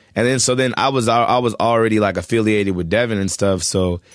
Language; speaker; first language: English; native; English